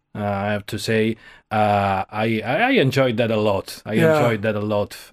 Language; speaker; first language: English; non-native, fluent; Italian